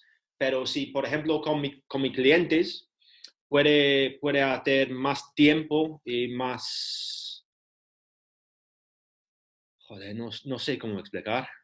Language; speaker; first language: Spanish; non-native, learner; English